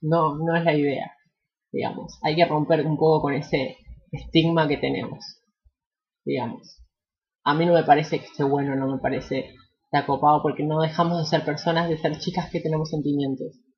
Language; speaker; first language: Spanish; native; Spanish